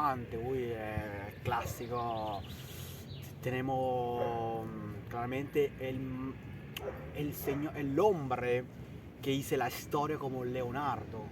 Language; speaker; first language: Spanish; early bilingual, heritage; Italian